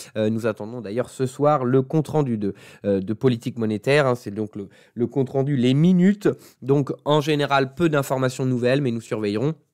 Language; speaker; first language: French; native; French